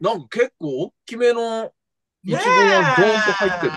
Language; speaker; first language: Japanese; native; Japanese